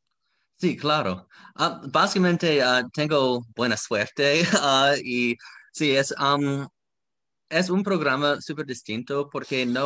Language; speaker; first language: Spanish; non-native, fluent; English